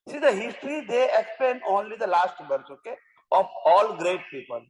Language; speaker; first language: English; non-native, local second language; Gujarati